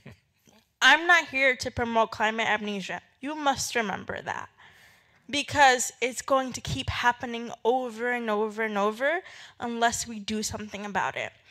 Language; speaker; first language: English; native; English